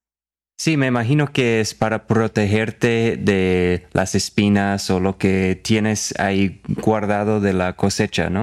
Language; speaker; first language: Spanish; non-native, fluent; English